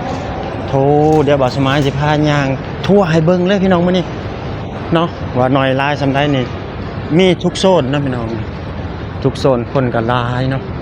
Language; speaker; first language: Thai; non-native, local second language; Lao